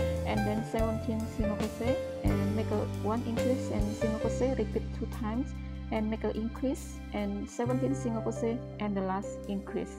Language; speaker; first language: English; non-native, learner; Indonesian